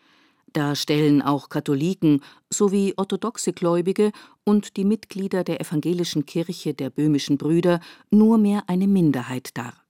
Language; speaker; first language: German; native; German